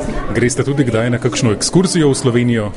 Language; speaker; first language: Slovenian; non-native, learner; Croatian